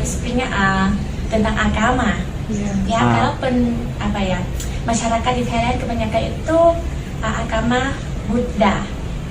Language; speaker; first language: Indonesian; non-native, learner; Thai